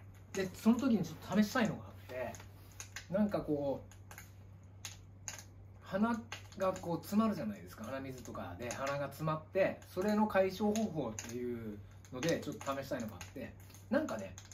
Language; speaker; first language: Japanese; native; Japanese